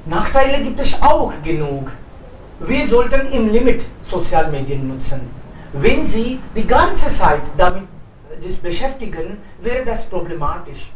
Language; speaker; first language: German; non-native, fluent; Hindi